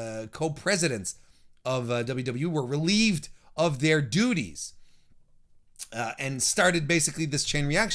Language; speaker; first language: English; native; English